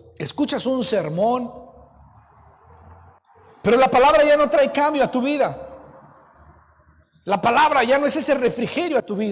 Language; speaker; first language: Spanish; native; Spanish